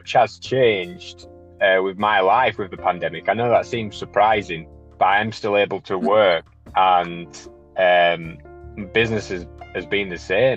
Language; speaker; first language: English; native; English